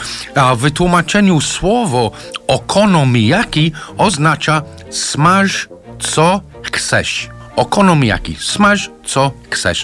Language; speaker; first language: Polish; non-native, learner; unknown